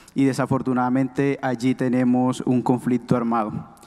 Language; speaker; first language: Spanish; non-native, local second language; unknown